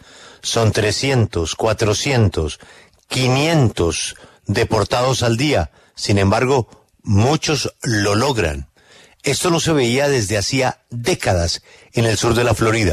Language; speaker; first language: Spanish; native; Spanish